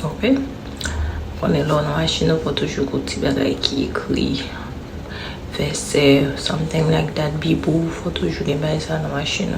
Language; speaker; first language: French; non-native, learner; Haitian Creole